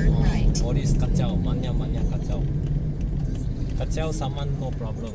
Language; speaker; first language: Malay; non-native, local second language; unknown